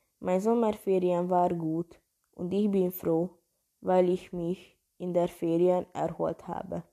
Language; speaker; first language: German; non-native, learner; Hungarian